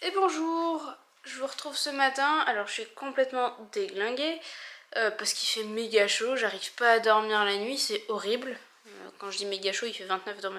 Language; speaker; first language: French; native; French